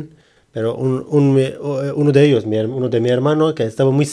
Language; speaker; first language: Spanish; non-native, learner; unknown